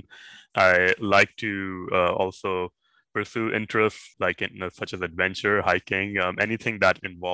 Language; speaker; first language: English; non-native, local second language; Urdu